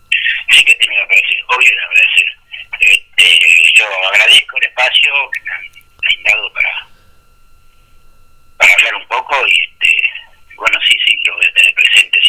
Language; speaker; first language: Spanish; native; Spanish